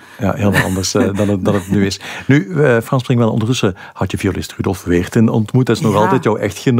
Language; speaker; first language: Dutch; native; Dutch